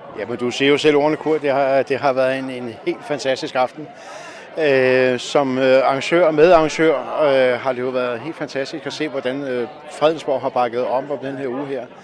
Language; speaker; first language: Danish; native; Danish